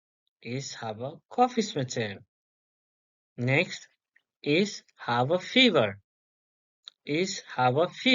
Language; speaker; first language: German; non-native, learner; English